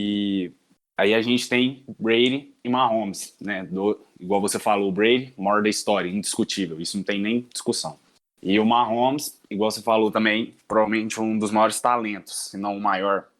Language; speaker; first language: Portuguese; native; Portuguese